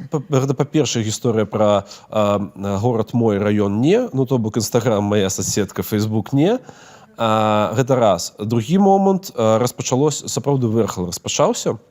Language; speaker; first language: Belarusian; non-native, local second language; Russian